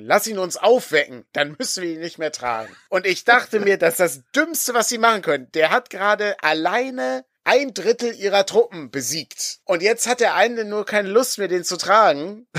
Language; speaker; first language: German; native; German